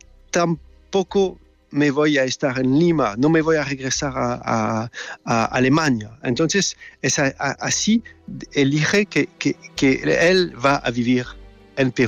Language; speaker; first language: Spanish; non-native, learner; French